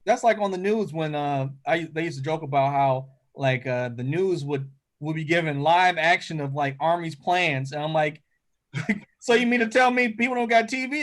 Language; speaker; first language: English; native; English